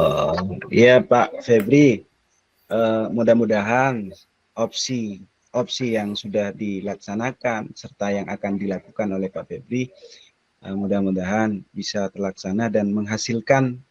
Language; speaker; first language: Indonesian; non-native, local second language; Javanese